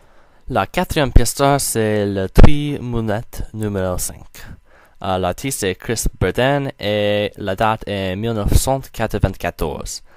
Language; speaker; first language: French; non-native, learner; English